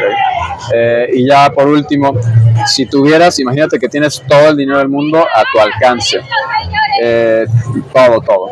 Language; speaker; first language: Spanish; native; Spanish